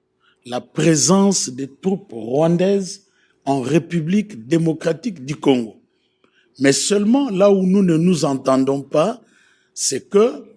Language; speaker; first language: French; non-native, local second language; Lingala